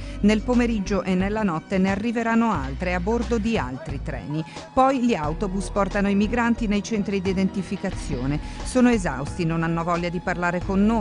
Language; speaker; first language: Italian; native; Italian